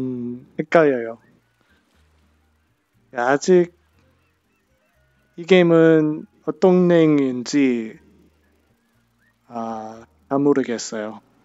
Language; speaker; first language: Korean; non-native, fluent; English